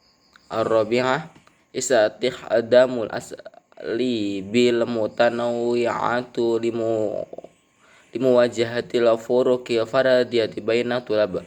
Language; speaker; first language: Arabic; non-native, learner; Indonesian